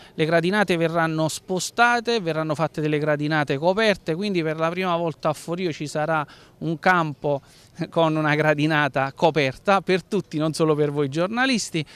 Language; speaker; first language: Italian; native; Italian